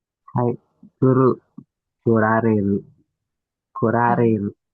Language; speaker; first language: Japanese; non-native, learner; Filipino